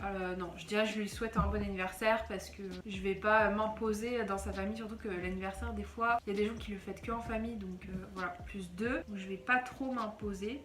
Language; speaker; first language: French; native; French